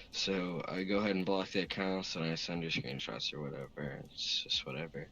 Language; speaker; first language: English; native; English